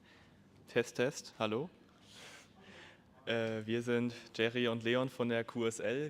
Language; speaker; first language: German; native; German